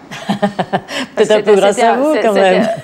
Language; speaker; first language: French; native; French